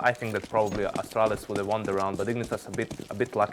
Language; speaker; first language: English; non-native, fluent; Danish